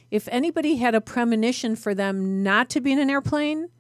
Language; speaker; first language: English; native; English